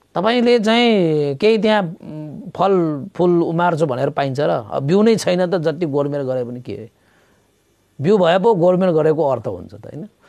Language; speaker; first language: Nepali; native; Nepali